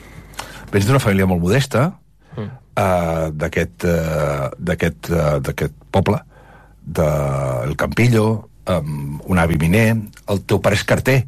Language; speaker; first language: Catalan; native; Catalan